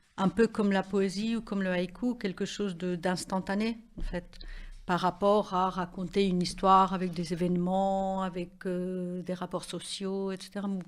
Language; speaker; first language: French; non-native, fluent; Spanish